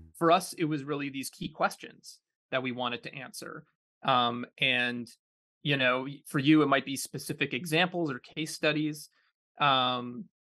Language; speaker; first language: English; native; English